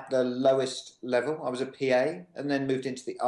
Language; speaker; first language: English; native; English